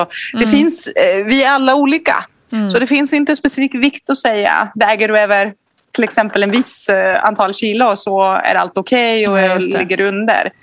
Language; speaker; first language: Swedish; non-native, fluent; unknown